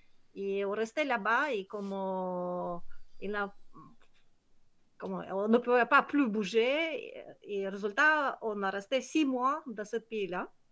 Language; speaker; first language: French; non-native, learner; Kyrgyz